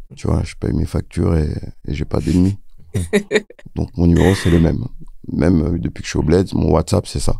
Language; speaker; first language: French; early bilingual, other home language; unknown